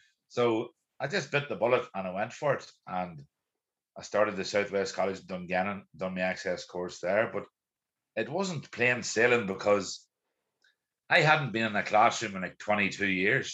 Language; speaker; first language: English; native; English